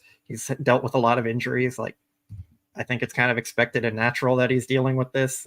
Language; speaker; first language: English; native; English